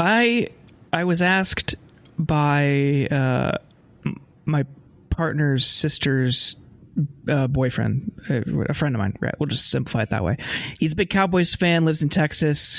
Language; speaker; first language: English; native; English